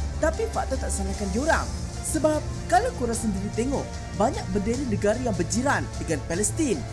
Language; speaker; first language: Malay; native; Malay